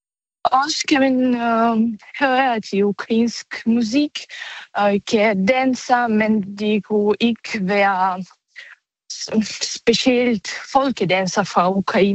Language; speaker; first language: Danish; non-native, learner; Ukrainian